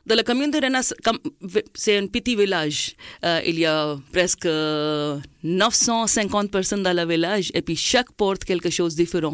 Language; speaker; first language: French; non-native, fluent; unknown